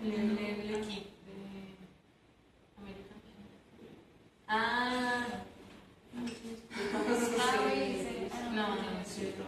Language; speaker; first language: French; non-native, learner; Spanish